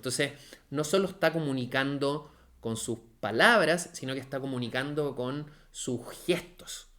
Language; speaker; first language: Spanish; native; Spanish